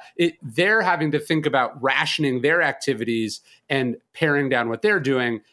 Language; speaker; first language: English; native; English